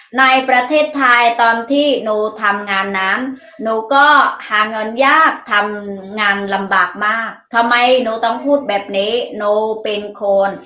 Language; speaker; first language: Thai; non-native, learner; Mon